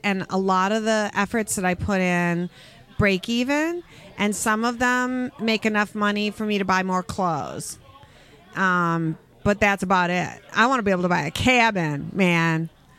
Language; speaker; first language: English; native; English